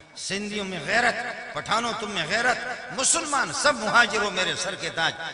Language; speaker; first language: Urdu; non-native, local second language; Brahui